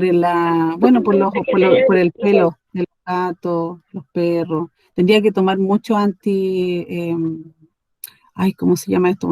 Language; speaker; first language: Spanish; native; Spanish